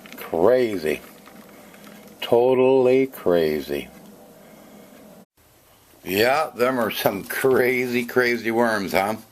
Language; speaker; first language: English; native; English